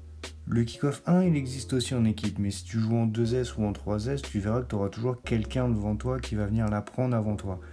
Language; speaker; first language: French; native; French